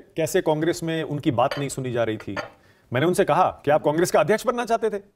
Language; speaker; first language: Hindi; native; Hindi